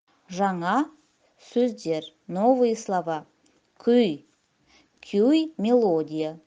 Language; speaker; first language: Russian; non-native, local second language; Kazakh